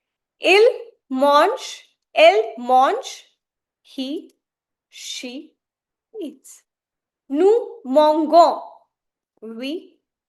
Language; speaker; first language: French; non-native, fluent; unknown